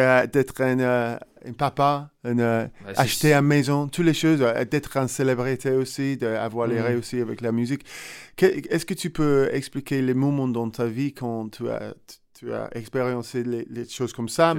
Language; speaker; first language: French; non-native, learner; English